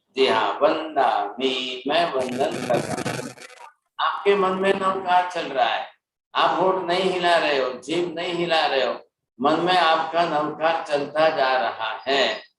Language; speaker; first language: Hindi; non-native, local second language; Gujarati